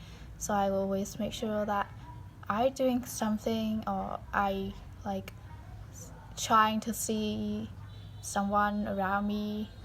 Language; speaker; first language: English; non-native, learner; Vietnamese